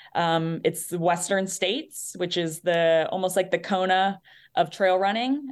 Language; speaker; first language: English; native; English